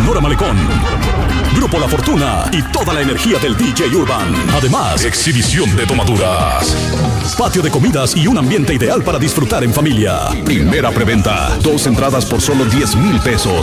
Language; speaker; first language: Spanish; native; Spanish